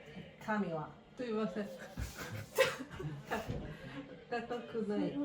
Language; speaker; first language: Japanese; non-native, learner; English